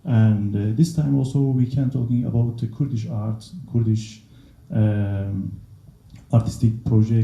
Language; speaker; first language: English; non-native, learner; Kurdish